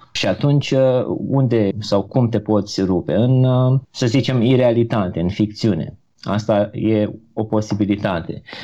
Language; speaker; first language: Romanian; native; Romanian